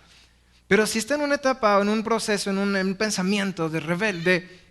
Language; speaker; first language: Spanish; native; Spanish